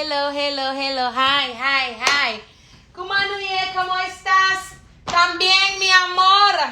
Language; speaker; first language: Spanish; non-native, learner; Haitian Creole